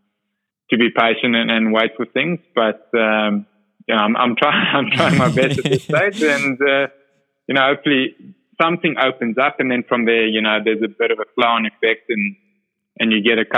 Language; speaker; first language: English; non-native, local second language; Afrikaans